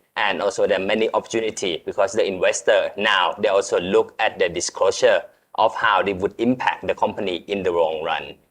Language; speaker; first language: English; non-native, fluent; Thai